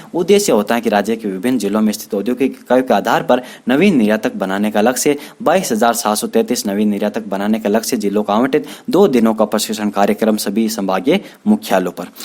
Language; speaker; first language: Hindi; native; Hindi